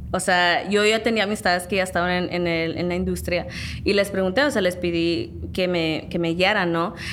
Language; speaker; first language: Spanish; early bilingual, heritage; Spanish